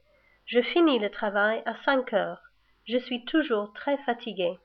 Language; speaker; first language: French; non-native, learner; English